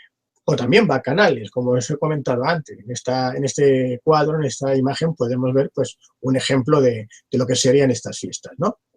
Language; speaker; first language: Spanish; native; Spanish